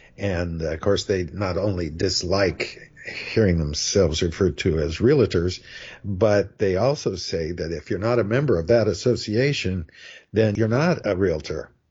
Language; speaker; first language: English; native; English